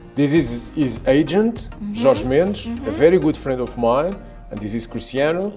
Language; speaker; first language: English; non-native, fluent; Portuguese